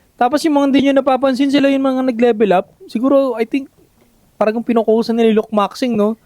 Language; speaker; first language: Filipino; native; Filipino